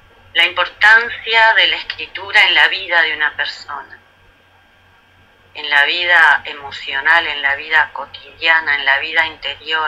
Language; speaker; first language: Spanish; native; Spanish